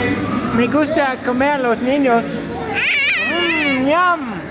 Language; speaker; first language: Spanish; non-native, learner; English